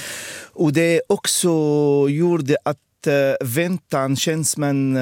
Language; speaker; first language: Swedish; non-native, fluent; Arabic